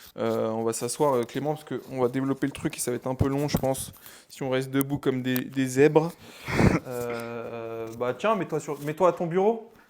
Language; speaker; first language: French; native; French